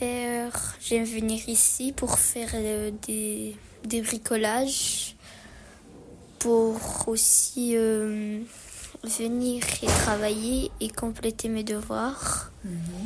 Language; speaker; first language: French; early bilingual, other home language; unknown